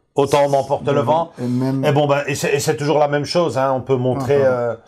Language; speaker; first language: French; native; French